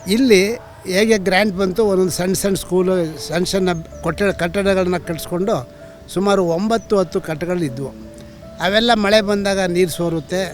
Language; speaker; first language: Kannada; native; Kannada